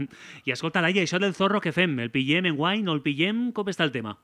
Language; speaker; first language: Catalan; native; Catalan